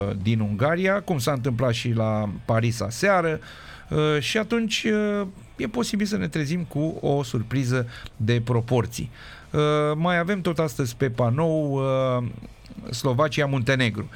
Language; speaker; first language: Romanian; native; Romanian